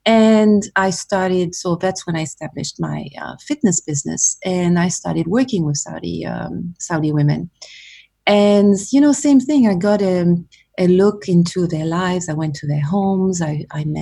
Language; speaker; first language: English; non-native, fluent; French